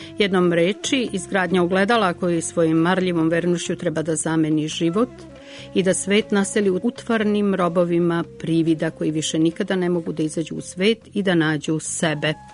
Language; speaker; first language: Serbian; native; Serbian